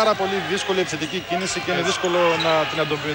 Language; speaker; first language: Greek; native; Greek